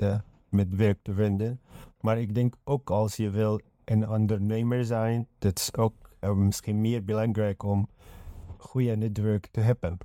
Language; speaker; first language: Dutch; non-native, learner; Arabic